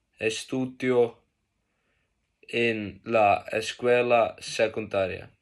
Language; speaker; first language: Spanish; non-native, learner; Icelandic